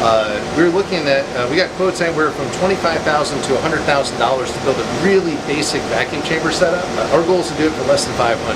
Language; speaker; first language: English; native; English